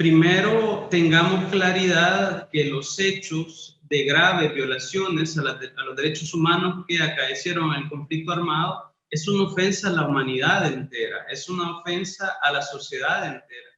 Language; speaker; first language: Spanish; native; Spanish